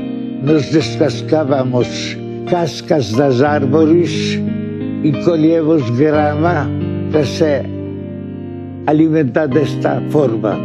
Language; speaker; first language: Portuguese; non-native, fluent; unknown